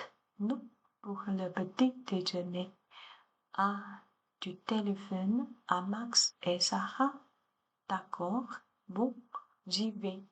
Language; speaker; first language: French; non-native, learner; Chinese